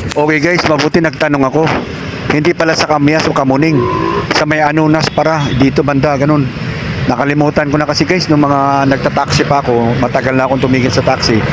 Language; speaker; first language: Filipino; native; Filipino